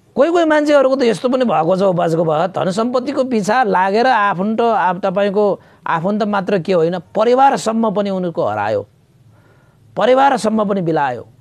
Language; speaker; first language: Nepali; native; Nepali